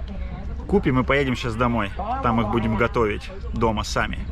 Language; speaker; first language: Russian; native; Russian